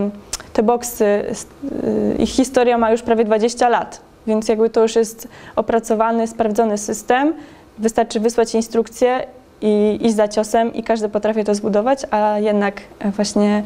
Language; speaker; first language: Polish; native; Polish